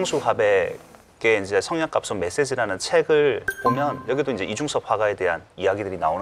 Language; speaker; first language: Korean; native; Korean